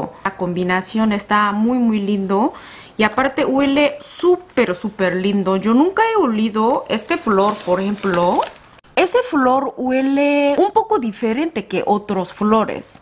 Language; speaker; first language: Spanish; non-native, learner; Korean